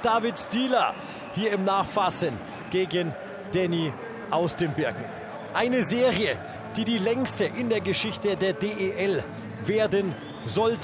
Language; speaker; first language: German; native; German